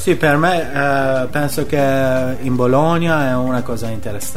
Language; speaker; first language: Italian; non-native, learner; Persian